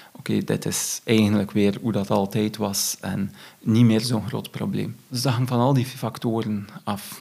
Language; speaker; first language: Dutch; native; Dutch